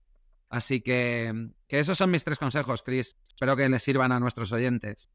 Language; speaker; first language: Spanish; native; Spanish